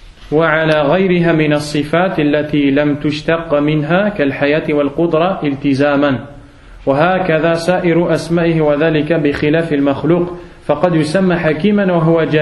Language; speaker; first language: Arabic; non-native, fluent; French